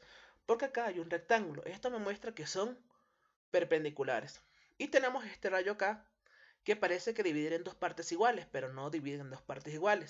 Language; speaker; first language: Spanish; native; Spanish